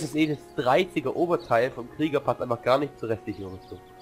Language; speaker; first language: German; native; German